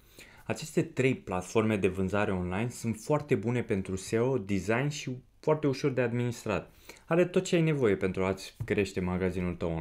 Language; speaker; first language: Romanian; native; Romanian